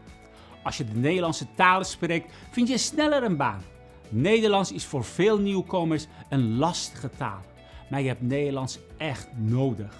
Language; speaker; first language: Dutch; non-native, fluent; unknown